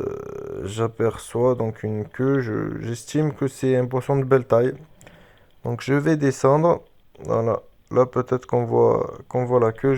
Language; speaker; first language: French; native; French